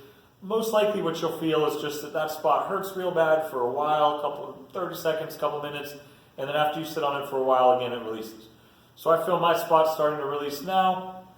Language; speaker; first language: English; native; English